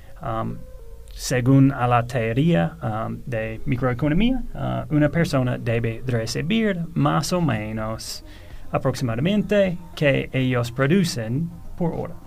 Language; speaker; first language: Spanish; non-native, fluent; English